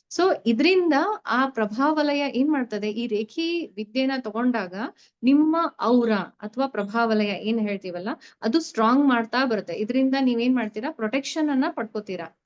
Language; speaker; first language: Kannada; native; Kannada